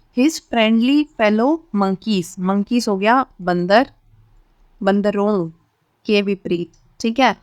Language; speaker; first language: Hindi; native; Hindi